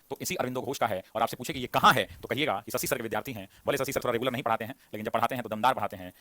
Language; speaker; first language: Hindi; native; Hindi